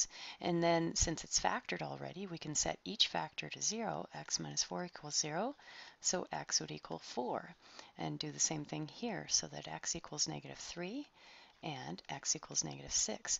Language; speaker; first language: English; native; English